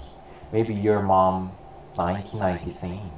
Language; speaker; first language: English; non-native, learner; Korean